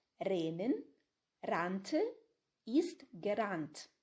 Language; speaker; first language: German; non-native, fluent; Ukrainian